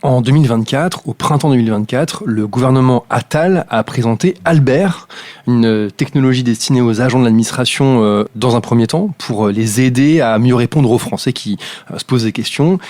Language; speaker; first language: French; native; French